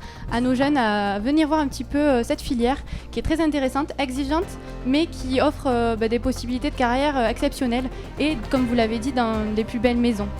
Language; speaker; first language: French; native; French